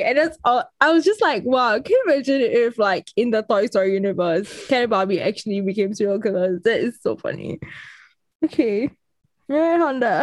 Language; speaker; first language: English; native; English